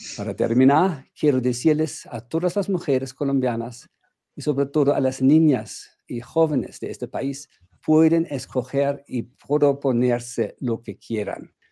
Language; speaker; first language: Spanish; non-native, fluent; German